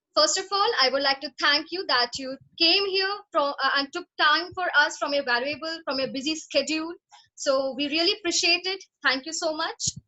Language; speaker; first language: English; non-native, local second language; Hindi